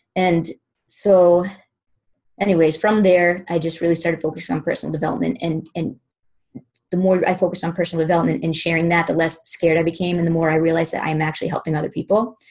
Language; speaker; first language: English; native; English